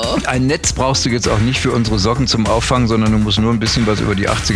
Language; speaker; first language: German; native; German